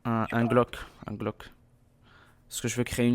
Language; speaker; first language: French; native; French